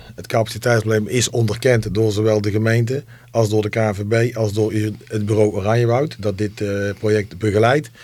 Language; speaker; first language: Dutch; native; Dutch